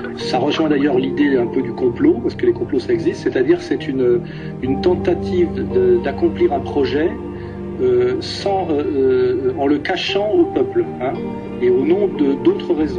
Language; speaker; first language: French; native; French